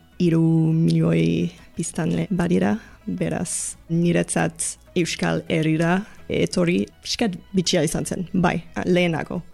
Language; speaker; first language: Basque; non-native, learner; English